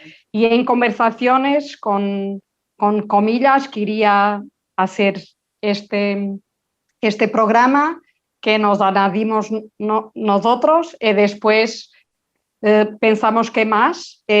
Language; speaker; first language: Spanish; non-native, local second language; Portuguese